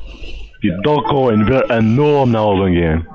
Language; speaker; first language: German; non-native, learner; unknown